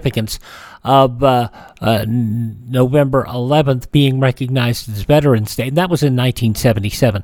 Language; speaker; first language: English; native; English